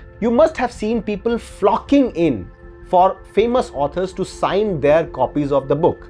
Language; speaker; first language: English; non-native, local second language; Hindi